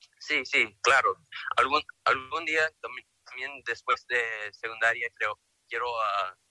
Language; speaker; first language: Spanish; early bilingual, heritage; Spanish